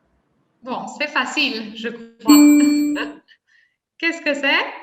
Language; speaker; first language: French; non-native, fluent; Spanish